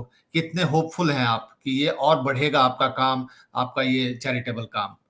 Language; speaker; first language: Hindi; native; Hindi